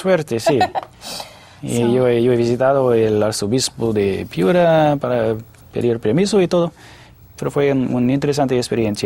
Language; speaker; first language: Spanish; non-native, fluent; English